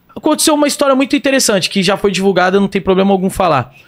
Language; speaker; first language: Portuguese; native; Portuguese